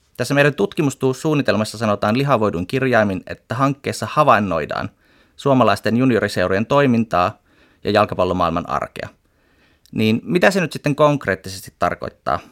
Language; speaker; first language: Finnish; native; Finnish